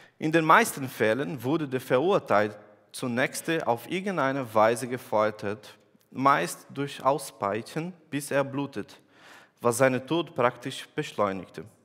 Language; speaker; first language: German; non-native, fluent; Portuguese